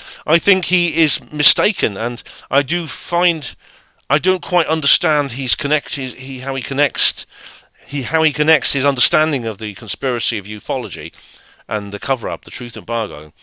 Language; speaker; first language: English; native; English